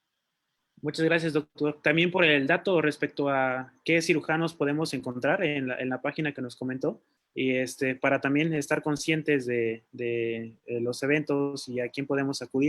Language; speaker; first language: Spanish; native; Spanish